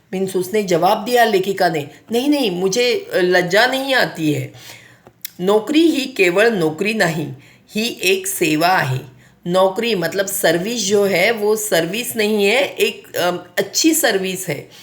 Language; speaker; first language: Hindi; non-native, local second language; Marathi